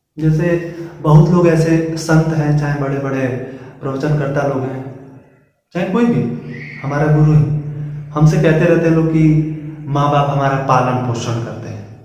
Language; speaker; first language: Hindi; native; Hindi